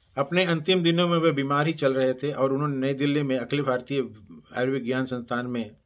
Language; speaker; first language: Hindi; native; Hindi